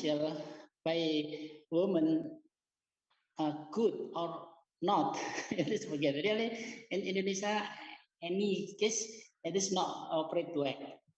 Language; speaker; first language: English; non-native, learner; Indonesian